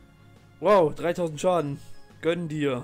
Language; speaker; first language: German; native; German